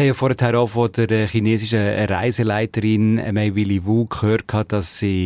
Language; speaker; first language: German; native; German